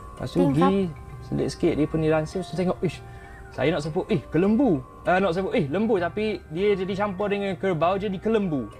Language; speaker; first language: Malay; non-native, fluent; English